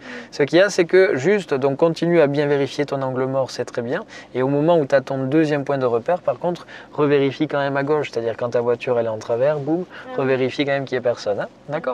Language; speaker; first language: French; native; French